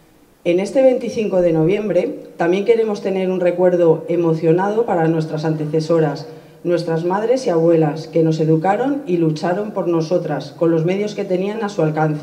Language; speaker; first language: Spanish; native; Spanish